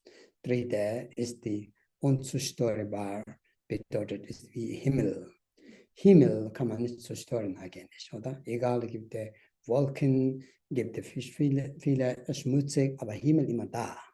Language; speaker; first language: German; non-native, learner; Tibetan